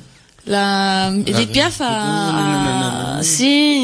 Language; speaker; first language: Spanish; non-native, fluent; French